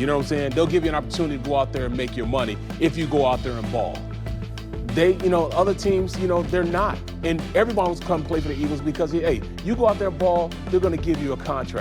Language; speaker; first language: English; native; English